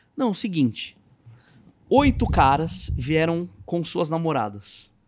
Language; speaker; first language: Portuguese; native; Portuguese